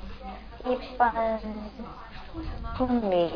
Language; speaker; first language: Chinese; non-native, learner; Korean